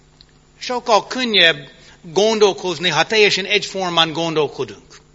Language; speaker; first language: Hungarian; early bilingual, heritage; English